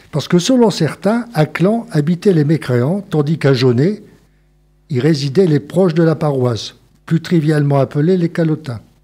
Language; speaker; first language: French; native; French